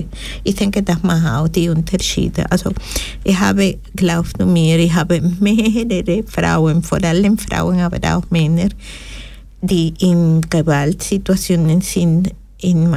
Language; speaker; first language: German; non-native, learner; Spanish